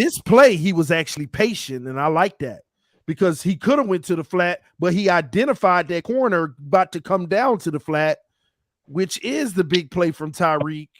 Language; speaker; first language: English; native; English